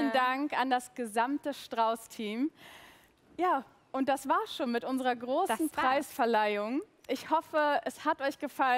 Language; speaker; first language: German; native; German